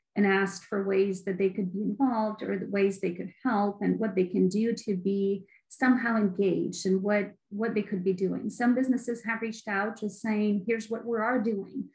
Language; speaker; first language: English; non-native, fluent; Ukrainian